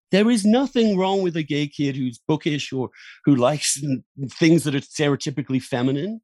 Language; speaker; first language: English; native; English